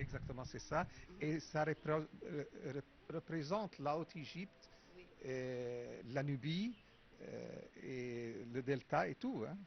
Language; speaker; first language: French; non-native, fluent; Arabic